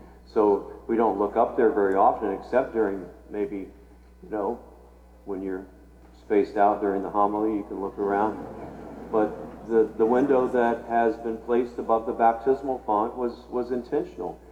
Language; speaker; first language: English; native; English